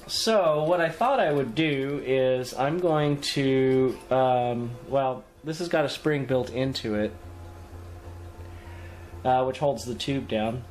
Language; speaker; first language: English; native; English